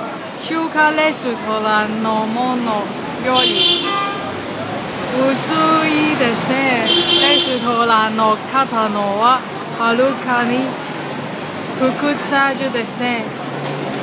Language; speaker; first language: Japanese; non-native, learner; Cantonese